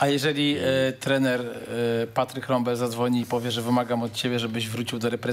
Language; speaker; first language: Polish; native; Polish